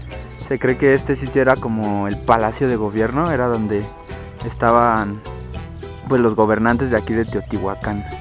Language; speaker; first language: Spanish; native; Spanish